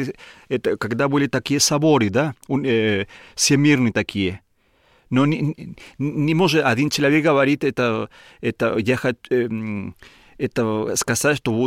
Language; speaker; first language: Russian; non-native, learner; Spanish